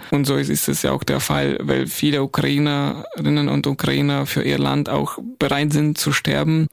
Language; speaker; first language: German; non-native, fluent; Ukrainian